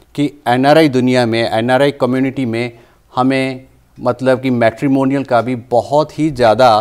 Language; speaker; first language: Hindi; native; Hindi